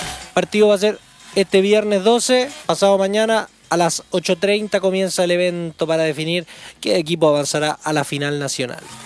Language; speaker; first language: Spanish; native; Spanish